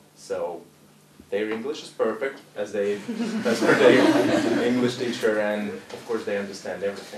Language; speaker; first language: English; non-native, fluent; Latvian